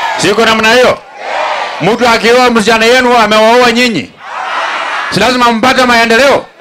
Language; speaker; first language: Swahili; non-native, local second language; Luyia